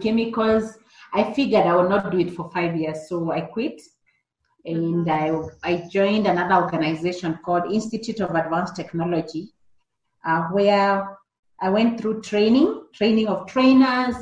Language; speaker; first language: English; non-native, local second language; Kikuyu